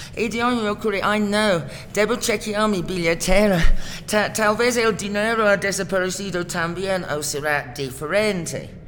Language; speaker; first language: Spanish; non-native, fluent; English